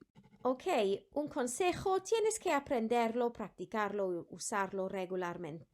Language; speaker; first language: Spanish; non-native, fluent; Welsh